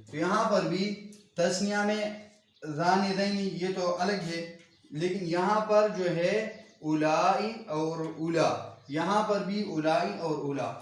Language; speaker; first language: Urdu; non-native, local second language; Pashto